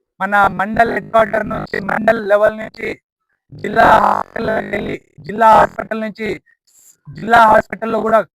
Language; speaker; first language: Telugu; non-native, local second language; Lambadi